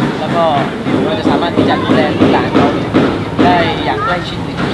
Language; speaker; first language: Thai; native; Thai